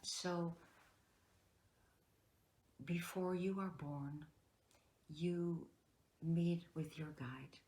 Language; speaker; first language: English; non-native, fluent; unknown